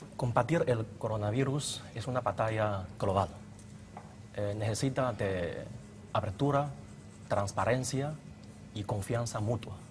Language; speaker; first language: Spanish; non-native, fluent; Chinese